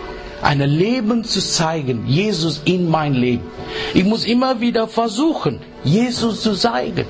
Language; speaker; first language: German; non-native, learner; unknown